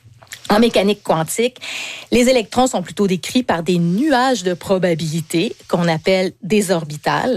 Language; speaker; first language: French; native; French